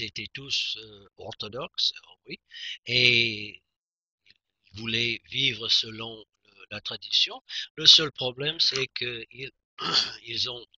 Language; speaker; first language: French; non-native, fluent; English